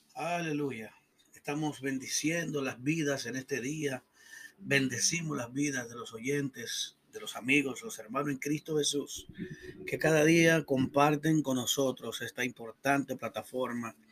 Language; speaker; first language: Spanish; native; Spanish